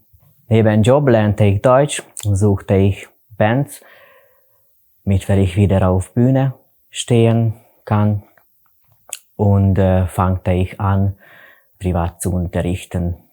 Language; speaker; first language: German; non-native, learner; Hungarian